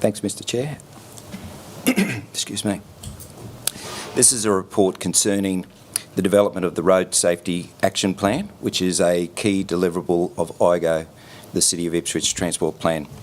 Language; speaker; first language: English; native; English